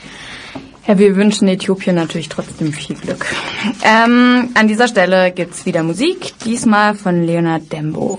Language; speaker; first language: German; native; German